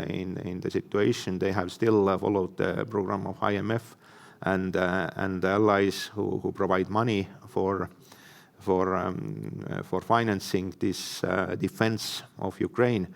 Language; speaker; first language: English; non-native, fluent; Estonian